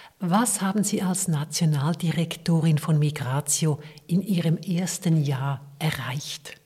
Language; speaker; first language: German; native; German